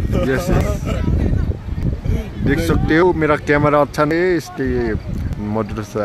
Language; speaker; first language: Hindi; non-native, learner; Nepali